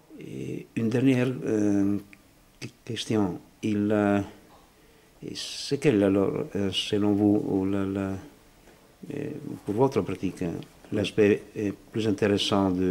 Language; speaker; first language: French; non-native, fluent; Italian